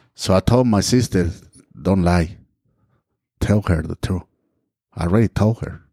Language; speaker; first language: English; non-native, learner; Spanish